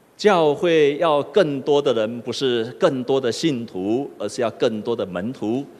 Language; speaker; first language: Chinese; native; Chinese